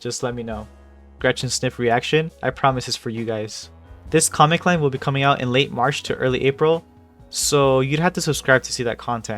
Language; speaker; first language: English; native; English